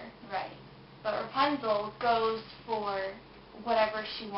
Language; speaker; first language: English; native; English